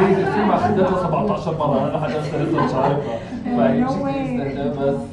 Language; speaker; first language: Arabic; native; Arabic